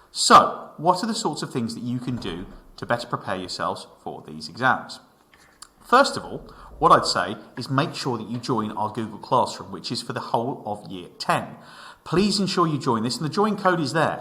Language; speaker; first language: English; native; English